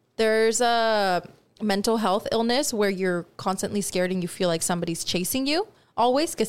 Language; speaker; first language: English; early bilingual, other home language; Spanish